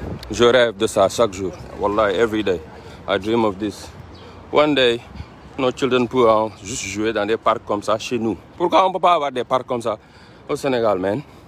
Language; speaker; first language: French; non-native, local second language; Wolof